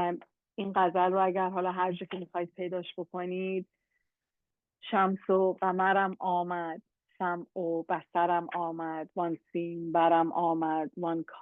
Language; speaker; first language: Persian; native; Persian